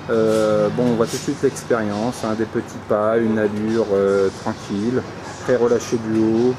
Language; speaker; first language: French; native; French